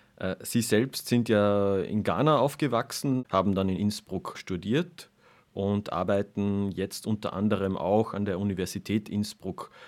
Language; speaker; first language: German; native; German